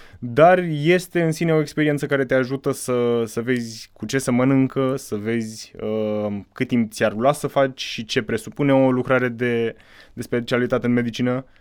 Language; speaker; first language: Romanian; native; Romanian